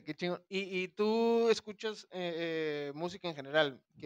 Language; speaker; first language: Spanish; native; Spanish